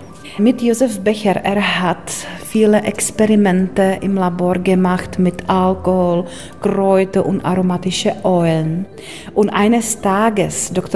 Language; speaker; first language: German; non-native, fluent; Czech